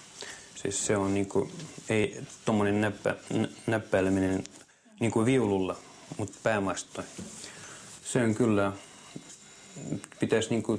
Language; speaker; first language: Finnish; non-native, fluent; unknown